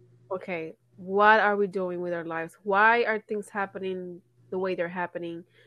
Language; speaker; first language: English; non-native, local second language; Spanish